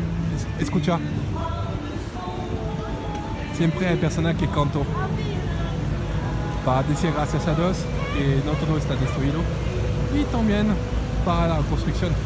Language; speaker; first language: Spanish; non-native, learner; French